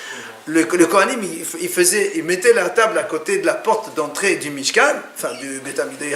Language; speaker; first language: French; native; French